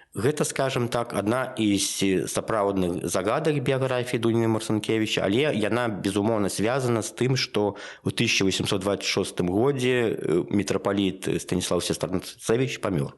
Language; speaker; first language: Belarusian; non-native, local second language; Russian